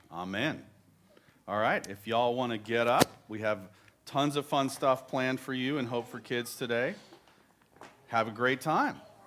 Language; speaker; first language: English; native; English